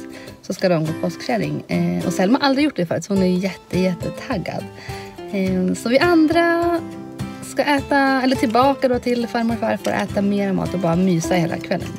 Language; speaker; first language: Swedish; native; Swedish